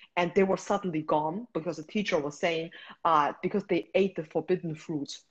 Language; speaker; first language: English; non-native, fluent; Chinese